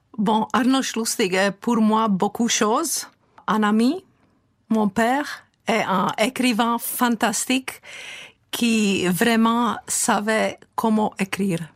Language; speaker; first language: French; non-native, fluent; Czech